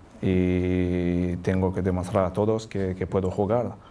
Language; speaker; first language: Spanish; non-native, learner; French